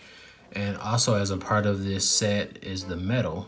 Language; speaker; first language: English; native; English